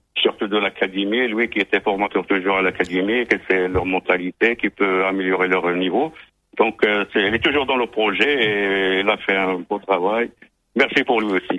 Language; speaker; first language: French; non-native, local second language; Arabic